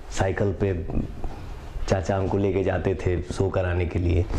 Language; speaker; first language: Hindi; non-native, local second language; Bhojpuri